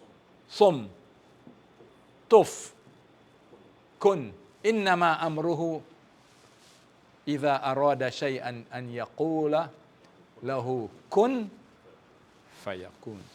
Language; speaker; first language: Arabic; non-native, fluent; English